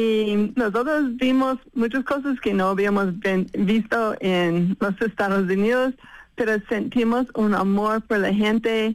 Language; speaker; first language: Spanish; non-native, fluent; English